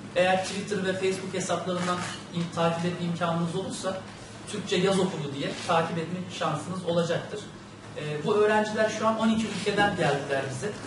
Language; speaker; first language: Turkish; native; Turkish